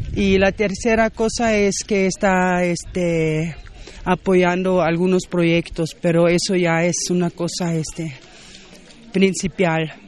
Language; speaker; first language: Spanish; non-native, fluent; German